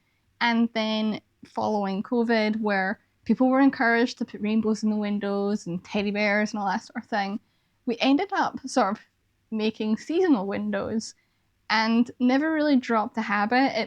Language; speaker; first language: English; native; English